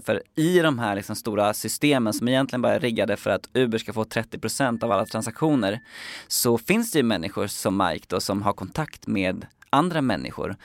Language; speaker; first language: Swedish; native; Swedish